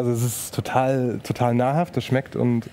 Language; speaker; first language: German; native; German